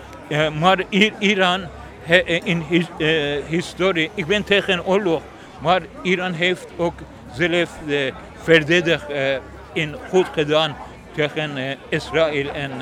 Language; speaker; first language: Dutch; non-native, learner; Persian